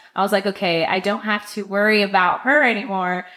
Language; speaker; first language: English; native; English